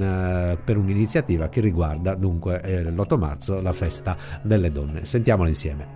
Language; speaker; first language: Italian; native; Italian